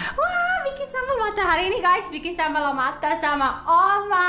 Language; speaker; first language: Indonesian; non-native, learner; Serbian